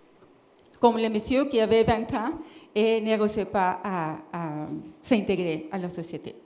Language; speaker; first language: French; non-native, fluent; Spanish